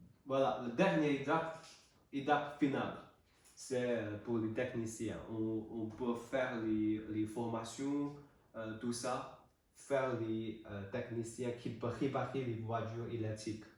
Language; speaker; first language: French; non-native, learner; Chinese